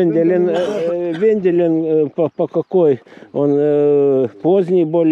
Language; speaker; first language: Russian; non-native, fluent; Lithuanian